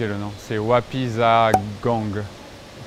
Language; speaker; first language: French; native; French